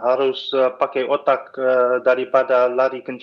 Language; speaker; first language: Indonesian; non-native, fluent; Dutch